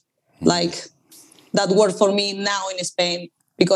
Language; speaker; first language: English; non-native, learner; Spanish